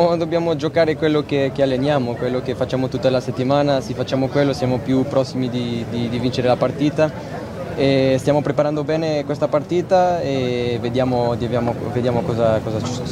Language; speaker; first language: Italian; non-native, fluent; Portuguese